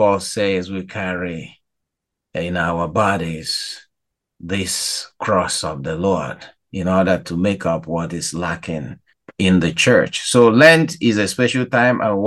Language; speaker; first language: English; non-native, local second language; Igbo